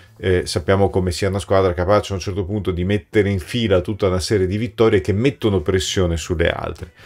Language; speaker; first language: Italian; native; Italian